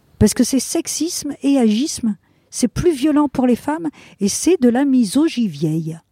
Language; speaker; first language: French; non-native, fluent; Spanish